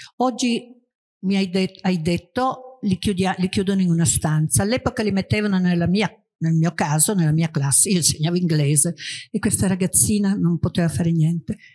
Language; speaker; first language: Italian; native; Italian